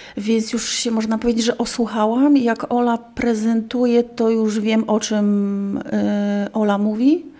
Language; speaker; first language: Polish; native; Polish